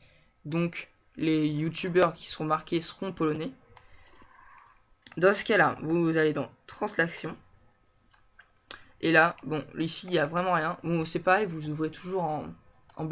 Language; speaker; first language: French; native; French